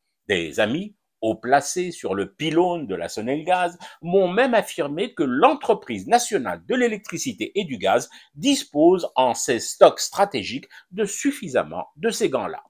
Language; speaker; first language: French; non-native, local second language; Arabic